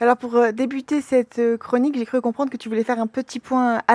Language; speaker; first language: French; native; French